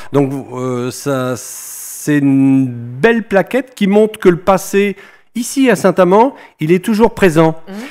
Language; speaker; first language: French; native; French